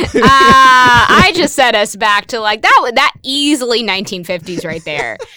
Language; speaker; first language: English; native; English